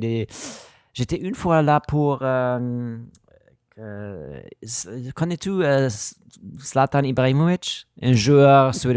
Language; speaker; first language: French; non-native, learner; German